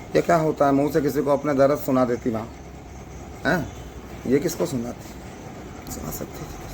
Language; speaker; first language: Hindi; native; Hindi